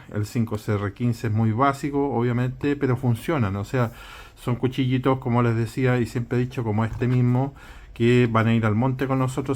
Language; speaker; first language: Spanish; native; Spanish